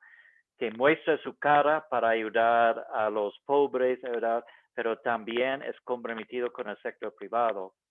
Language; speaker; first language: Spanish; non-native, fluent; English